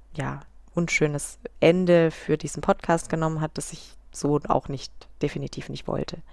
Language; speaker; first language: German; native; German